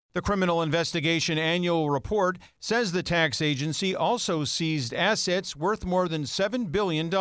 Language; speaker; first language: English; native; English